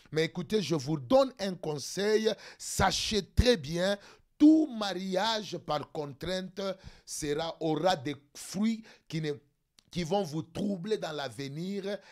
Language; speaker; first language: French; non-native, local second language; Lingala